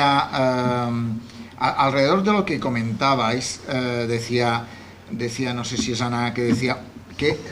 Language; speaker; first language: Spanish; native; Spanish